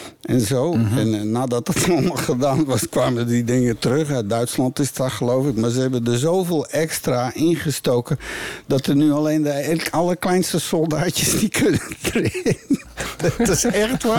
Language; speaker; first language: Dutch; native; Dutch